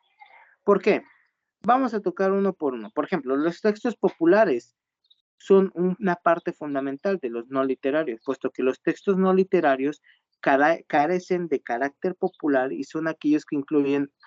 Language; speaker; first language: Spanish; native; Spanish